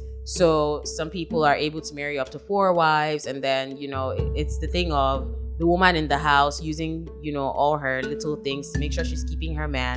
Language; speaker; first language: English; non-native, local second language; Hausa